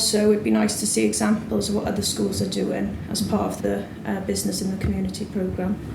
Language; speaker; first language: English; native; English